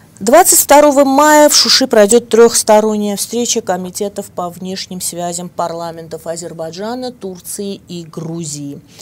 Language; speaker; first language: Russian; non-native, local second language; Armenian